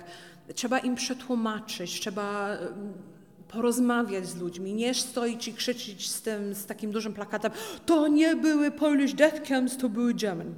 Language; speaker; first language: Polish; early bilingual, heritage; Polish